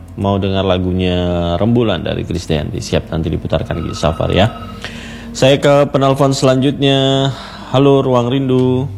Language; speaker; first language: Indonesian; native; Indonesian